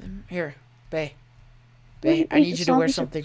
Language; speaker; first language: English; native; English